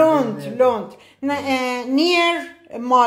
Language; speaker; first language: English; non-native, learner; Persian